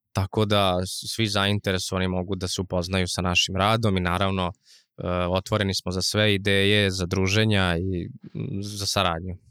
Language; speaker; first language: Serbian; non-native, local second language; Rusyn